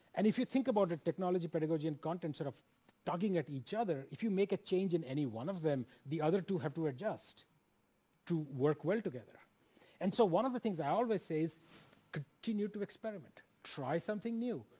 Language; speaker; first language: English; non-native, local second language; Hindi